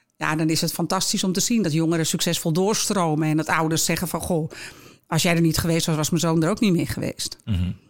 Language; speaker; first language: Dutch; native; Dutch